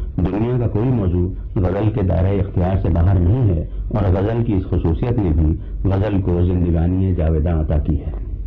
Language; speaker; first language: Urdu; native; Urdu